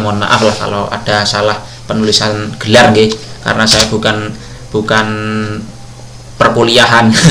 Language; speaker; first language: Indonesian; non-native, local second language; Javanese